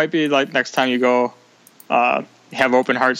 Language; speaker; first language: English; native; English